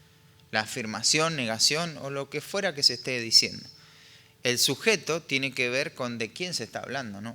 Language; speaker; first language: Spanish; native; Spanish